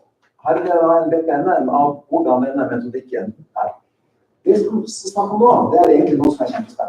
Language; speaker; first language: Norwegian; native; Norwegian